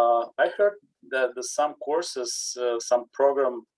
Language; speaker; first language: English; non-native, learner; Russian